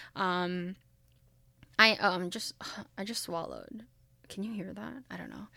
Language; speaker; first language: English; early bilingual, other home language; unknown